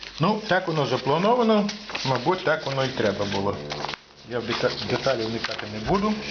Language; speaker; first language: Ukrainian; native; Ukrainian